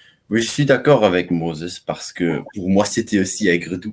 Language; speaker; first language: French; non-native, learner; German